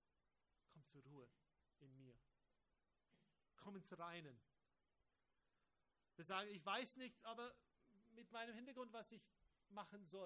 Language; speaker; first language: German; non-native, fluent; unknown